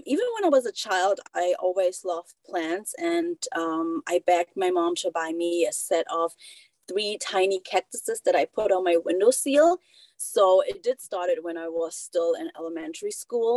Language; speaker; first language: English; non-native, fluent; German